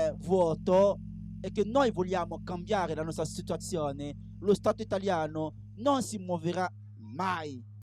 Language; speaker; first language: Italian; non-native, fluent; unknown